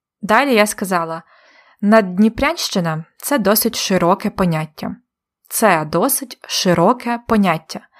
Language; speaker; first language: Ukrainian; native; Ukrainian